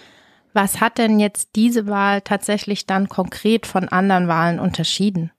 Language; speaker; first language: German; native; German